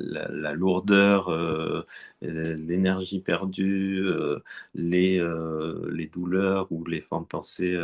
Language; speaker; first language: French; native; French